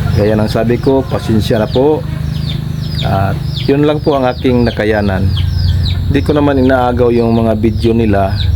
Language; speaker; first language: Filipino; non-native, local second language; Cebuano